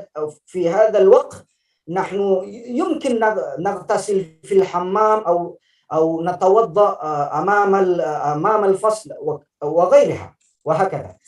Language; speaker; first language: Arabic; non-native, fluent; Indonesian